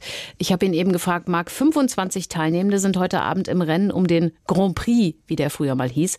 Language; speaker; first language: German; native; German